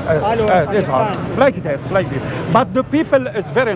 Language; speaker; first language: English; non-native, learner; Arabic